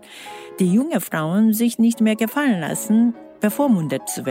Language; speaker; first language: German; non-native, fluent; Korean